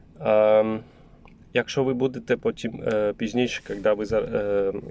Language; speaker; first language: Ukrainian; non-native, learner; Polish